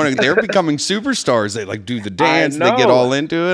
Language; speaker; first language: English; native; English